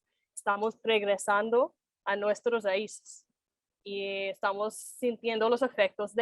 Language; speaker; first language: Spanish; non-native, fluent; English